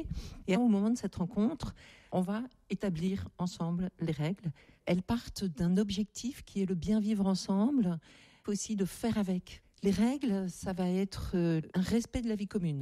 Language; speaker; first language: French; native; French